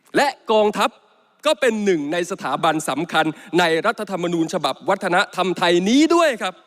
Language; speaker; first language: Thai; native; Thai